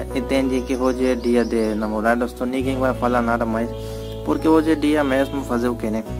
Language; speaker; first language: Portuguese; non-native, learner; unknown